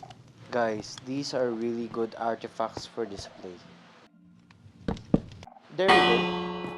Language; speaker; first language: English; non-native, local second language; Filipino